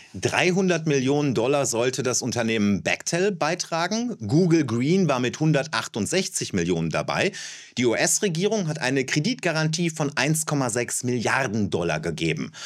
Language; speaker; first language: German; native; German